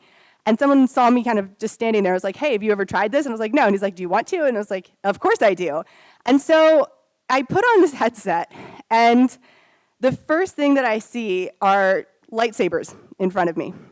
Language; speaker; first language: English; native; English